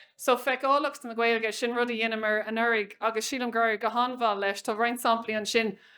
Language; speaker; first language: Irish; non-native, local second language; English